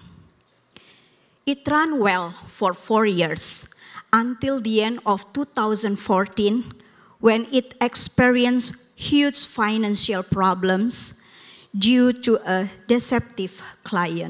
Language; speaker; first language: English; non-native, learner; Indonesian